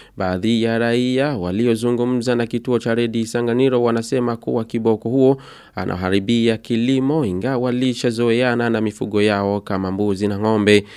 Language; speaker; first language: Swahili; non-native, local second language; Rundi